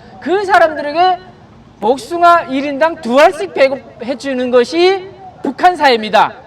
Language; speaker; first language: Korean; native; Korean